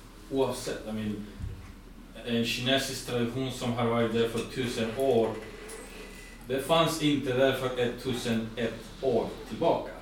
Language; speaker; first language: Swedish; non-native, fluent; English